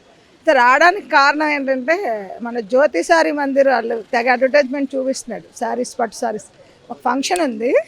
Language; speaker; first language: Telugu; native; Telugu